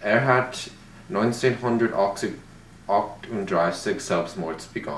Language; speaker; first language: German; non-native, learner; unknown